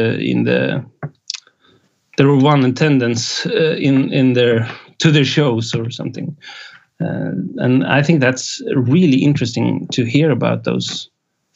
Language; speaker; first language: English; non-native, fluent; Swedish